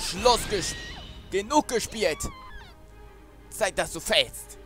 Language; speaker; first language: German; native; German